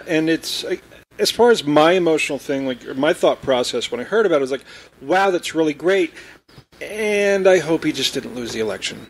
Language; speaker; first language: English; native; English